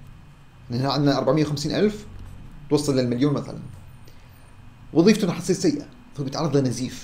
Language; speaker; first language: Arabic; native; Arabic